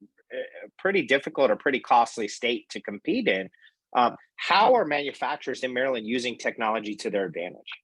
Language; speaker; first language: English; native; English